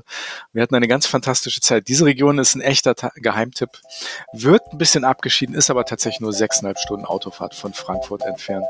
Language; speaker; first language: German; native; German